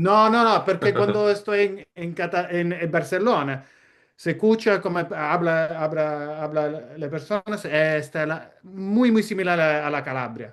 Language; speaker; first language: Spanish; non-native, learner; Italian